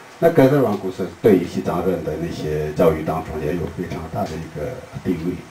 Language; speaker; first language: Chinese; non-native, local second language; Tibetan